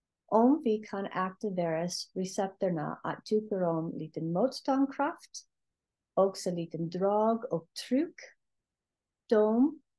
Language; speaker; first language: Swedish; non-native, learner; English